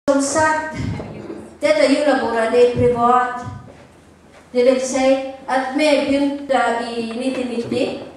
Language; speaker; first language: Norwegian; non-native, learner; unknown